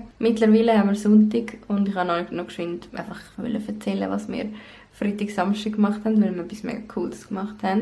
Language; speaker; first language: German; native; German